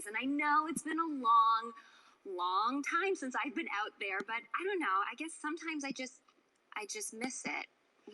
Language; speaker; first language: English; native; English